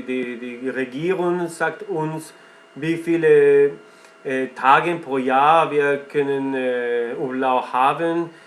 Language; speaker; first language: German; non-native, learner; Spanish